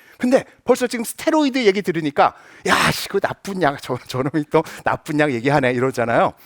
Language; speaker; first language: Korean; native; Korean